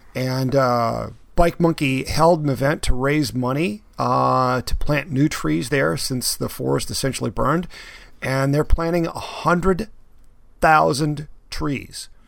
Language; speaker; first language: English; native; English